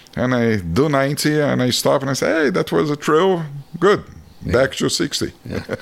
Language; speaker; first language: English; non-native, fluent; Portuguese